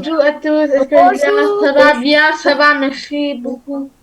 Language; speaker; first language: French; non-native, learner; Tamil